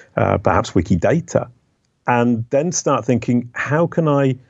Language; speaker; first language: English; native; English